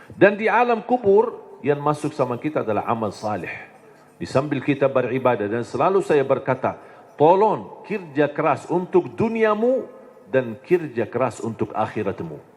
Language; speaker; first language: Indonesian; non-native, fluent; Arabic